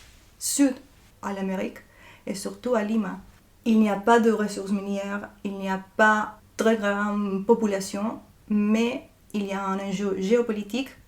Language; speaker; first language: French; non-native, fluent; Spanish